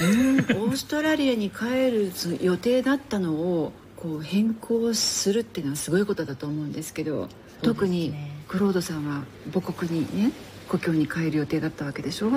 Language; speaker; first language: Japanese; native; Japanese